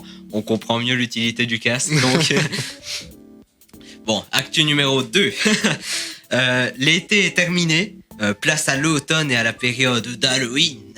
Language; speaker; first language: French; native; French